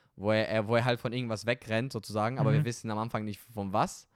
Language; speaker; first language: German; non-native, fluent; Romanian